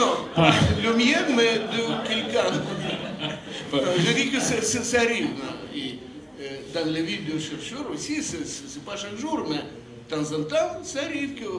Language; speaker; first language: French; non-native, fluent; Russian